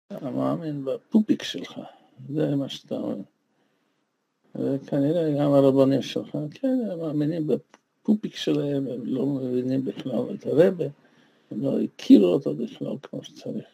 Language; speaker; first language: Hebrew; non-native, fluent; Russian